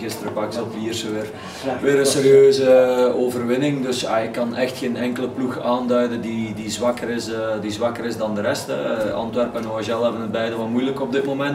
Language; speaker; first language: Dutch; native; Dutch